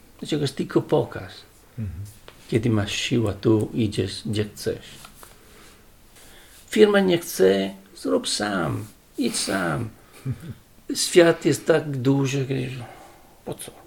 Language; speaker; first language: Polish; non-native, learner; Italian